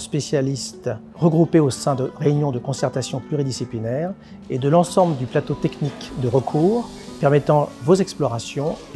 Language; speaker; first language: French; native; French